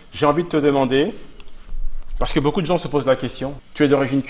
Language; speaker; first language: French; native; French